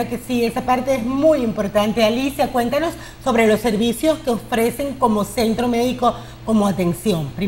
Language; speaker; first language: Spanish; native; Spanish